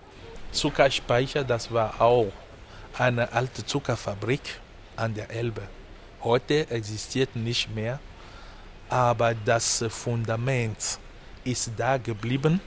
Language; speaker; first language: German; non-native, fluent; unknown